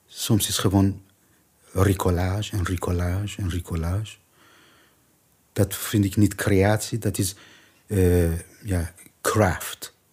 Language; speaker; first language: Dutch; non-native, learner; Persian